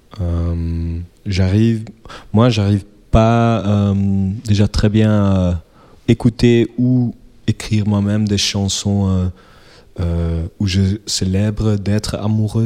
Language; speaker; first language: French; non-native, local second language; Dutch